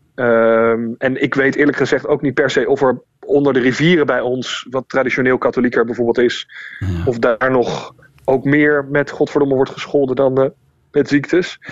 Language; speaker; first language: Dutch; native; Dutch